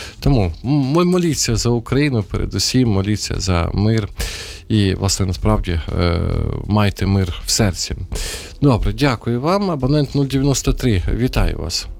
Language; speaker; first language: Ukrainian; non-native, local second language; Russian